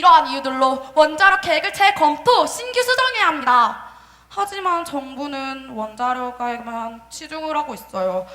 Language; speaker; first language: Korean; native; Korean